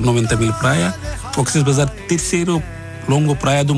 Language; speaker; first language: Portuguese; non-native, learner; Bangla